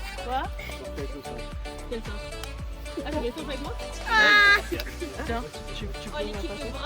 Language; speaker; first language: French; native; French